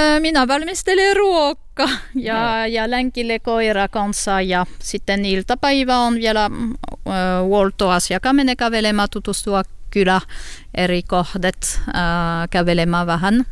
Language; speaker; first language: Finnish; non-native, learner; French